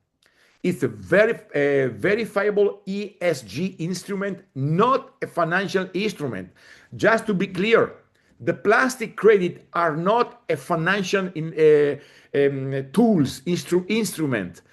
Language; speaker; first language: English; non-native, fluent; Italian